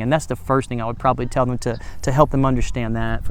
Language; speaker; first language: English; native; English